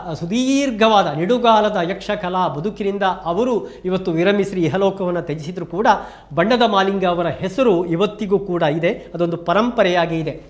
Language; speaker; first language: Kannada; native; Kannada